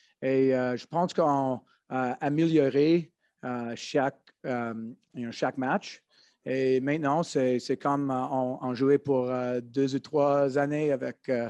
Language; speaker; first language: French; non-native, learner; English